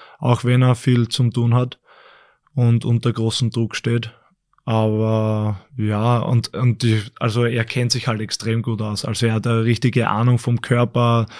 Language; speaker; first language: German; native; German